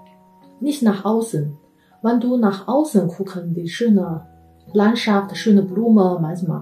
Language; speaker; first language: German; non-native, fluent; Chinese